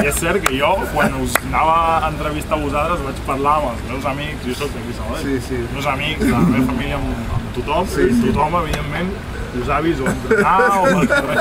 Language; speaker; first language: Catalan; native; Catalan